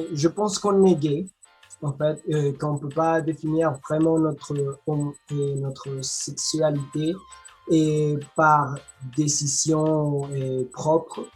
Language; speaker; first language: French; non-native, learner; Spanish